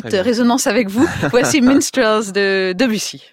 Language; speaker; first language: French; native; French